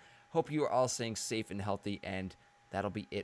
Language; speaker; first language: English; native; English